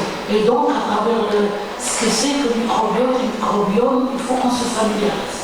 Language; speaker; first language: French; non-native, local second language; Arabic